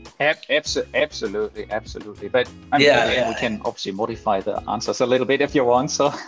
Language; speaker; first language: English; non-native, fluent; German